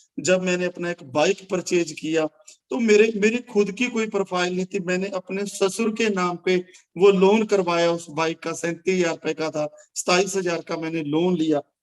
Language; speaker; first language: Hindi; non-native, local second language; Punjabi